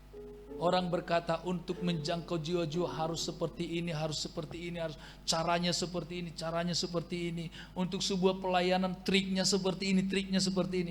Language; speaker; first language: Indonesian; native; Indonesian